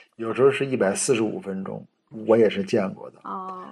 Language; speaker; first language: Chinese; native; Chinese